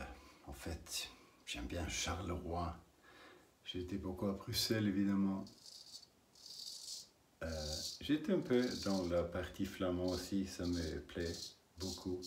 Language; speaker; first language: French; non-native, learner; English